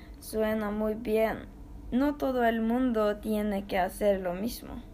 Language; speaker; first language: Spanish; non-native, learner; Norwegian